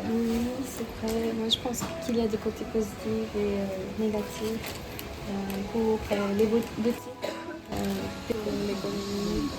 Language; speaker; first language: French; non-native, fluent; Japanese